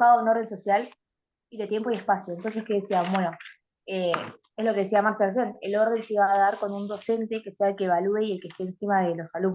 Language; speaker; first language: Spanish; native; Spanish